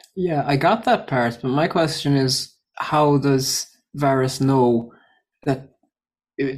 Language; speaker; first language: English; native; English